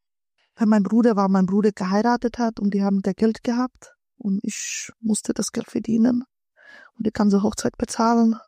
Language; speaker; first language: German; early bilingual, other home language; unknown